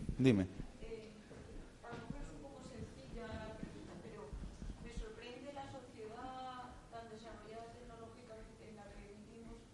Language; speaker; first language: Spanish; native; Spanish